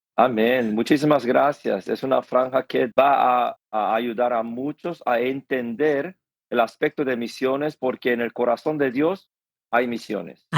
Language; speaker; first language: Spanish; non-native, fluent; Korean